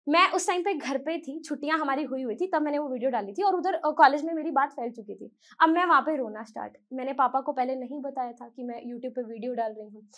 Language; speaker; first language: Hindi; native; Hindi